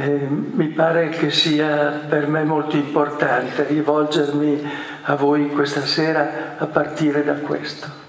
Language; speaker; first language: Italian; native; Italian